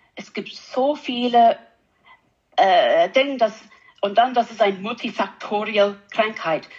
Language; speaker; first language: German; non-native, learner; English